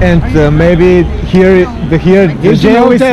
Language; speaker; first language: English; non-native, learner; Bulgarian